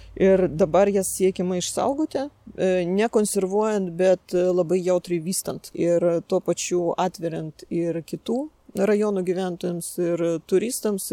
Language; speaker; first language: Lithuanian; non-native, local second language; Russian